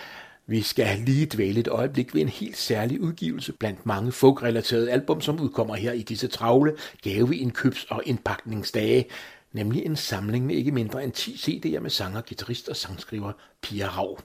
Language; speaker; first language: Danish; native; Danish